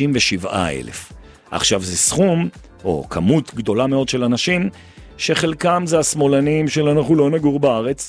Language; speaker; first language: Hebrew; native; Hebrew